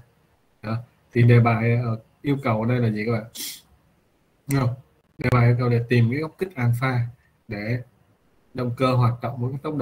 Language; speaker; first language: Vietnamese; native; Vietnamese